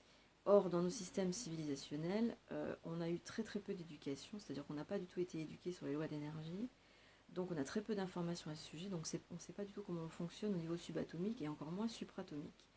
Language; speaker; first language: French; native; French